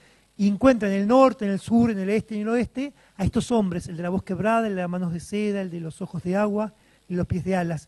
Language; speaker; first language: Spanish; native; Spanish